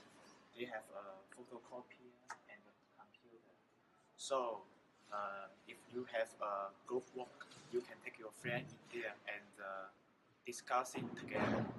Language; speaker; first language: English; non-native, learner; Chinese